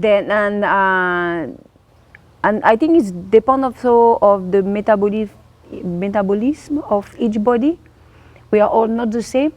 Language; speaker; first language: English; non-native, learner; French